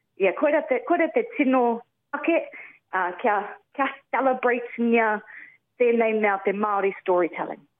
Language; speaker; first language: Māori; non-native, local second language; English